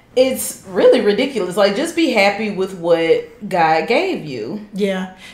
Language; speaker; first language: English; native; English